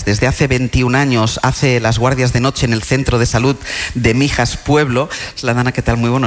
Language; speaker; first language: Spanish; native; Spanish